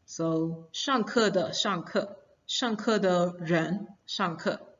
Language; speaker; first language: Chinese; non-native, fluent; English